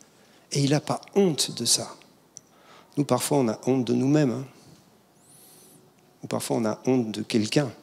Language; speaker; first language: French; native; French